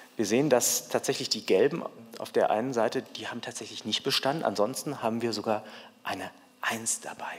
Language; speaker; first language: German; native; German